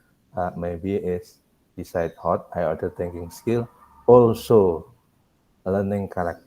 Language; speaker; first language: English; non-native, learner; Indonesian